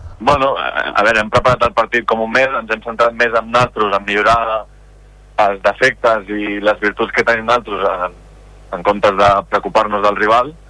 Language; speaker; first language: Catalan; native; Catalan